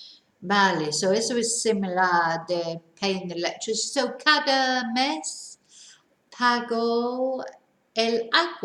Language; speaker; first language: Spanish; non-native, fluent; English